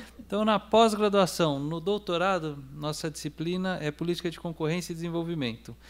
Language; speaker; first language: Portuguese; native; Portuguese